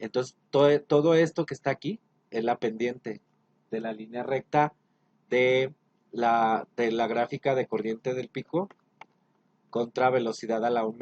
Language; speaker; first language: Spanish; native; Spanish